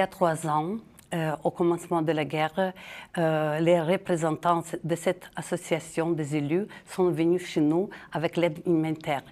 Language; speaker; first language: French; non-native, fluent; Ukrainian